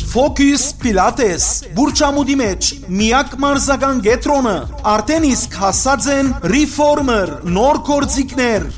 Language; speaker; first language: Armenian; native; Armenian